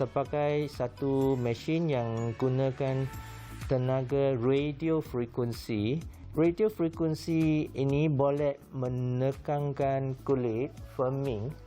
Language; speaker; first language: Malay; non-native, local second language; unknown